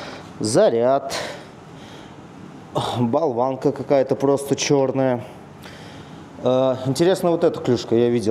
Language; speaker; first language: Russian; native; Russian